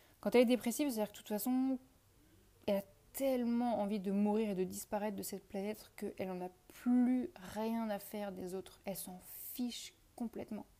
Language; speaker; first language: French; native; French